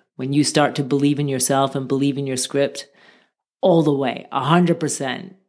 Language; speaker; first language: English; native; English